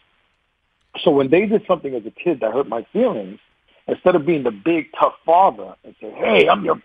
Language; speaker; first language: English; native; English